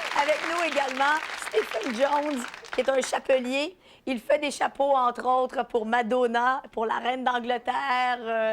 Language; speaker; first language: French; native; French